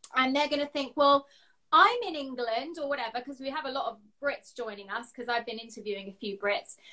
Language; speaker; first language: English; native; English